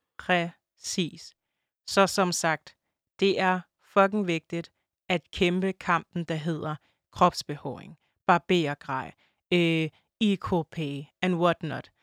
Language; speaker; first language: Danish; early bilingual, other home language; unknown